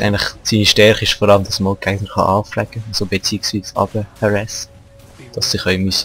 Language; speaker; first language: German; native; German